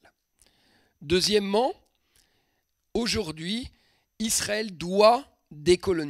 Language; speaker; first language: French; native; French